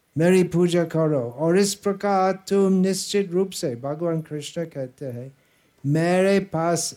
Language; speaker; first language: Hindi; non-native, fluent; English